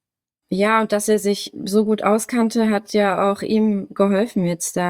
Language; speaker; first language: German; native; German